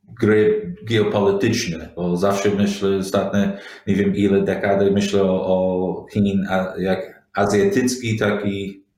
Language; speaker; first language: Polish; non-native, learner; English